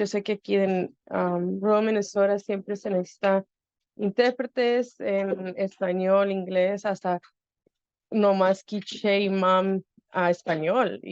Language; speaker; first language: Spanish; early bilingual, heritage; Spanish